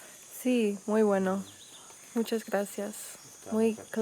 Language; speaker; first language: Spanish; non-native, fluent; English